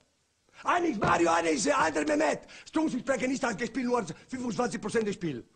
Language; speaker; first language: German; non-native, learner; Italian